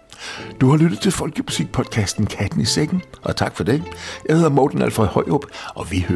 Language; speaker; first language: Danish; native; Danish